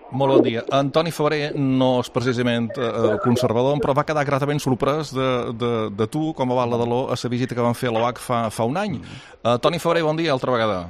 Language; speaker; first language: Catalan; native; Catalan